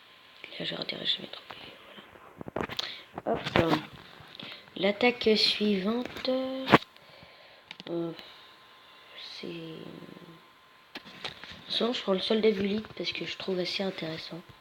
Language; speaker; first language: French; native; French